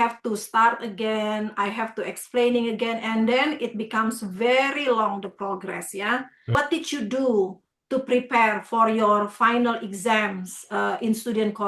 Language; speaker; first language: English; non-native, fluent; Indonesian